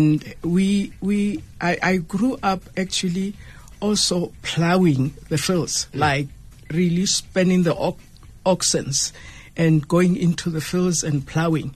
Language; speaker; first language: English; non-native, local second language; Northern Sotho